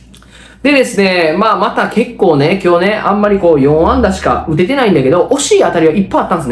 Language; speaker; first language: Japanese; native; Japanese